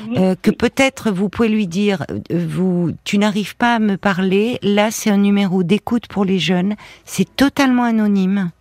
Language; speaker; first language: French; native; French